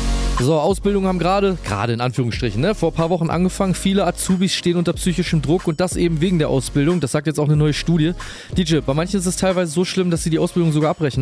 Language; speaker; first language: German; native; German